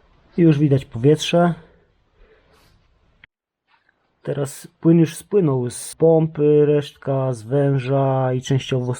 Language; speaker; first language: Polish; native; Polish